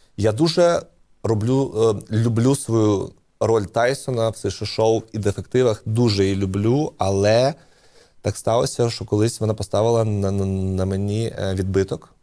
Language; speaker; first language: Ukrainian; non-native, local second language; Russian